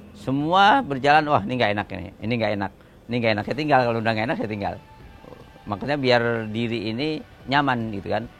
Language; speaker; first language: Indonesian; native; Indonesian